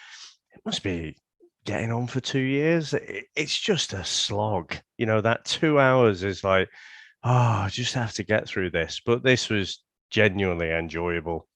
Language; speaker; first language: English; native; English